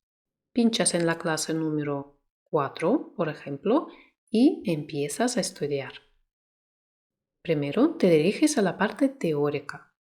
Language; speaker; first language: Spanish; non-native, fluent; Russian